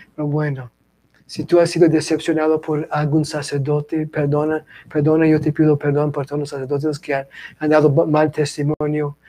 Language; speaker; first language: Spanish; non-native, fluent; English